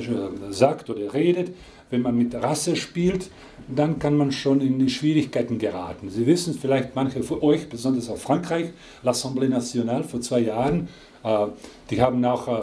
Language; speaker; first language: German; non-native, fluent; Croatian